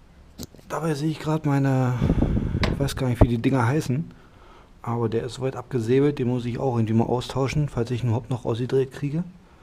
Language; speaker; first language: German; native; German